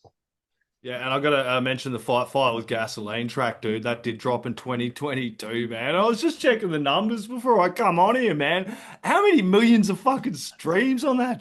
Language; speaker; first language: English; native; English